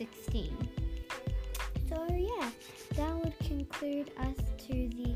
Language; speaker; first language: English; native; English